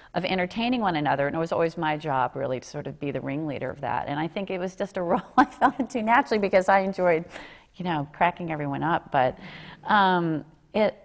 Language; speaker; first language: English; native; English